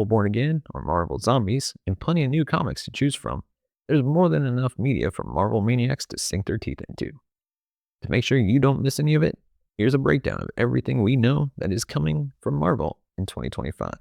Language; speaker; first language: English; native; English